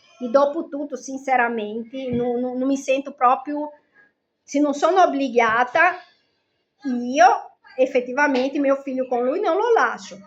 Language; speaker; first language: Italian; non-native, fluent; Portuguese